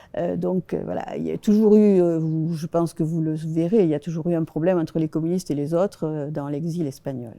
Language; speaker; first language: French; early bilingual, other home language; Spanish